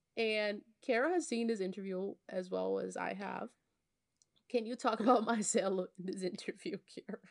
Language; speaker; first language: English; non-native, fluent; Portuguese